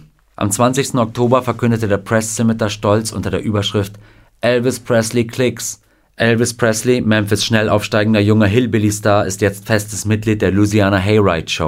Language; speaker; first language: German; native; German